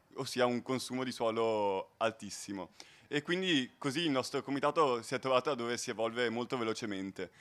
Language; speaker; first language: Italian; native; Italian